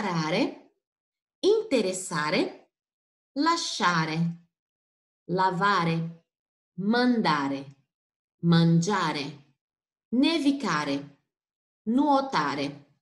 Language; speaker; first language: Italian; non-native, fluent; Portuguese